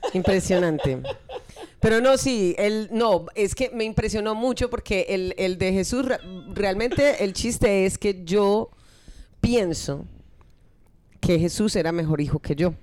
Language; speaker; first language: Spanish; early bilingual, heritage; Spanish